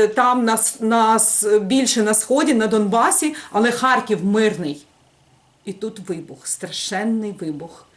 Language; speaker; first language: Ukrainian; native; Ukrainian